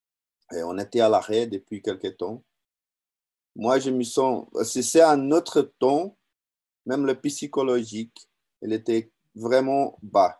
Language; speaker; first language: French; non-native, learner; Portuguese